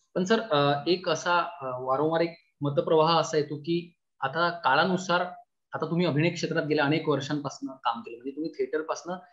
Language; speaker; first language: Marathi; native; Marathi